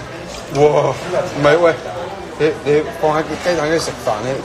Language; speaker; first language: Chinese; non-native, local second language; Cantonese